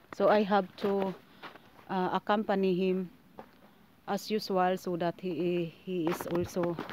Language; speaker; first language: English; non-native, local second language; Filipino